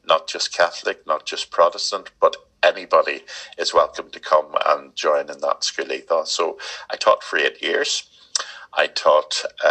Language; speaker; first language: English; native; English